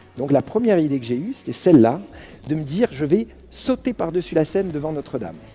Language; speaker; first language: French; early bilingual, other home language; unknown